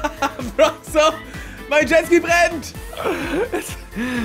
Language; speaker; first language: German; native; German